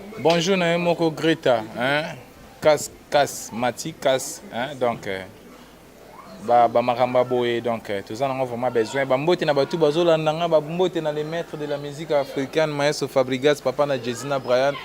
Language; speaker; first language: Lingala; native; Lingala